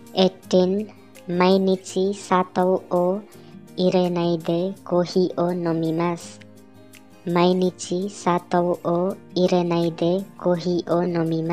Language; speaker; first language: Japanese; non-native, learner; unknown